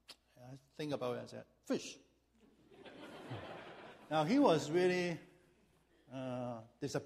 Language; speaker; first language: English; non-native, local second language; Cantonese